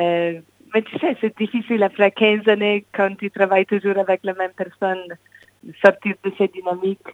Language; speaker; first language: French; non-native, fluent; English